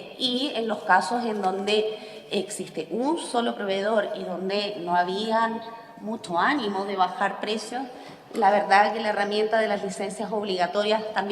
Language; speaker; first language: Spanish; native; Spanish